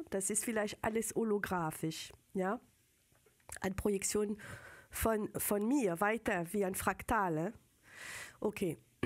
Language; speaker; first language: German; non-native, fluent; French